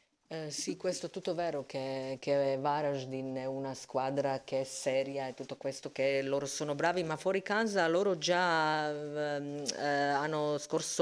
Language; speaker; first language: Italian; non-native, fluent; Croatian